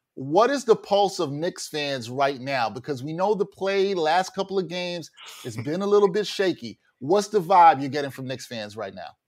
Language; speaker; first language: English; native; English